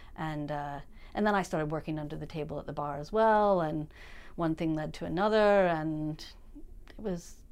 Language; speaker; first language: English; native; English